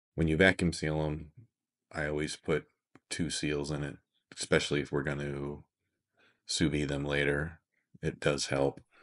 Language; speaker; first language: English; native; English